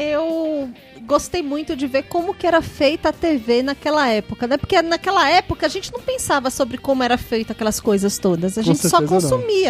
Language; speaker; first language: Portuguese; native; Portuguese